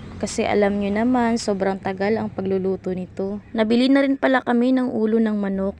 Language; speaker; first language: Filipino; non-native, local second language; Cebuano